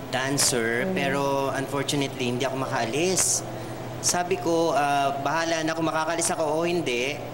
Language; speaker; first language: Filipino; native; Filipino